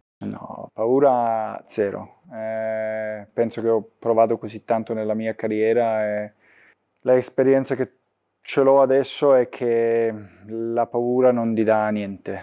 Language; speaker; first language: Italian; non-native, fluent; Danish